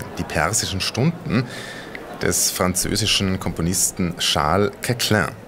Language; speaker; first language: German; native; German